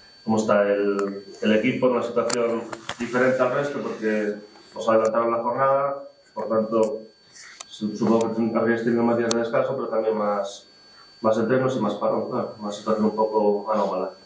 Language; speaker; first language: Spanish; native; Spanish